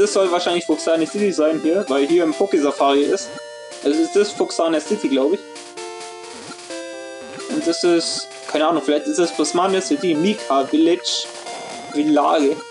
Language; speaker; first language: German; native; German